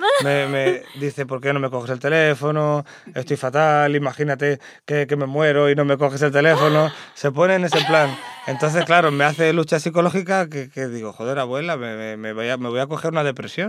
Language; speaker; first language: Spanish; native; Spanish